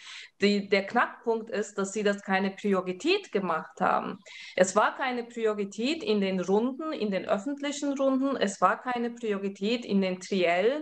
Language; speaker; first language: German; early bilingual, other home language; Turkish